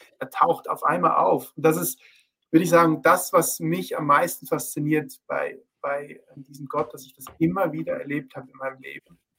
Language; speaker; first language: German; early bilingual, heritage; German